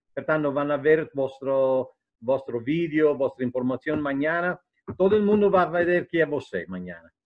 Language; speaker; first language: Portuguese; non-native, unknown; Italian